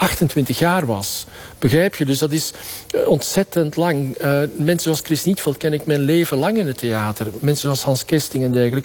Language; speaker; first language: Dutch; native; Dutch